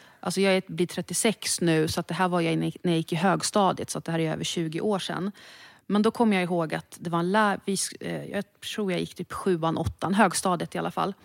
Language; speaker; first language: Swedish; native; Swedish